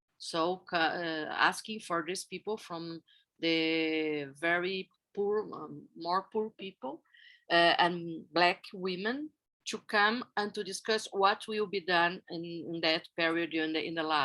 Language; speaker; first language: English; non-native, fluent; Portuguese